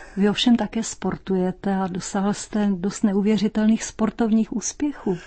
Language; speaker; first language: Czech; native; Czech